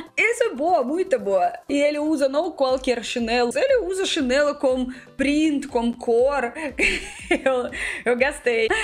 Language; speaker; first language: Portuguese; non-native, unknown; Russian